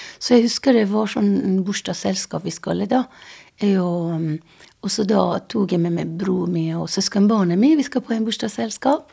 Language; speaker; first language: Norwegian; non-native, fluent; Persian